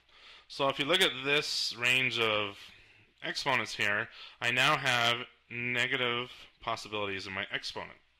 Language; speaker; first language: English; native; English